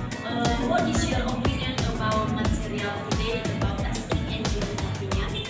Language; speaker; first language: English; non-native, learner; Indonesian